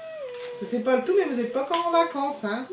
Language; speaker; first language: French; native; French